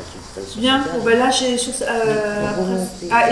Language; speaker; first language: French; native; French